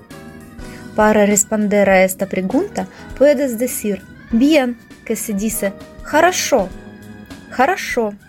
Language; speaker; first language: Spanish; non-native, fluent; Russian